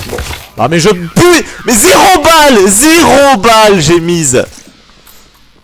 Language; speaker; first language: French; native; French